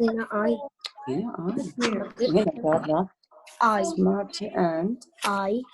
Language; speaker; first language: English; non-native, learner; Arabic